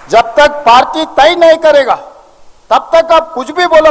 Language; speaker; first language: Hindi; non-native, local second language; Telugu